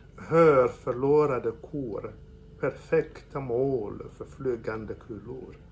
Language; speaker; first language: Swedish; non-native, fluent; French